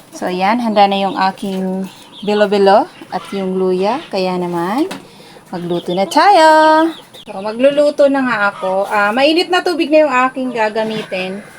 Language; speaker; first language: Filipino; non-native, local second language; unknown